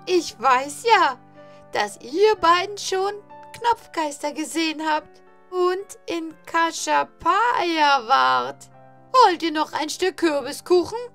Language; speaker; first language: German; native; German